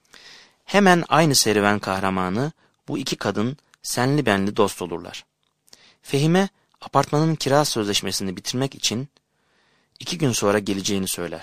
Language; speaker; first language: Turkish; native; Turkish